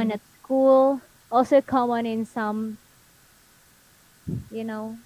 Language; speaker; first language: English; non-native, local second language; Filipino